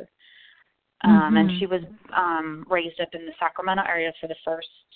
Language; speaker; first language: English; native; English